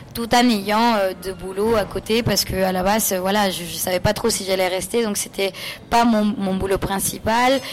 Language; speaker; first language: French; non-native, fluent; Spanish